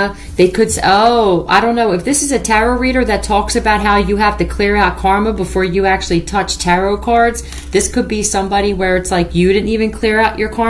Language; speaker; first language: English; native; English